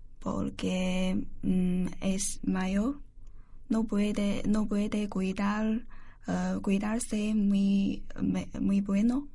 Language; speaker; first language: Spanish; non-native, learner; Chinese